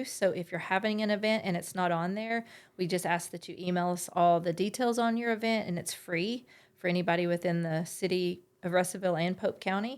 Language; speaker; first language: English; native; English